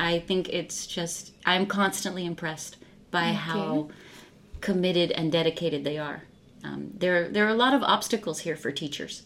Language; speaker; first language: English; native; English